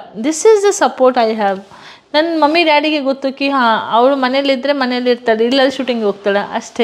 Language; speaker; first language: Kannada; non-native, local second language; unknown